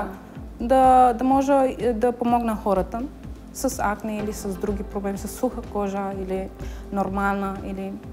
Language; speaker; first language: Bulgarian; non-native, learner; Romanian